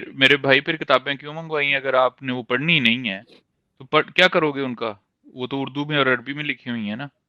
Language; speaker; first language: Urdu; native; Urdu